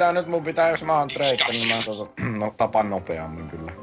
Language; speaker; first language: Finnish; native; Finnish